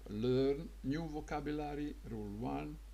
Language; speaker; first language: English; non-native, learner; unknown